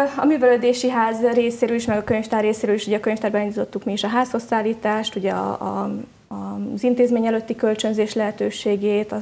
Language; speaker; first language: Hungarian; native; Hungarian